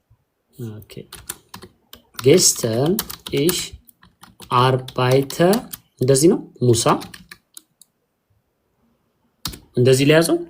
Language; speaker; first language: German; non-native, learner; Amharic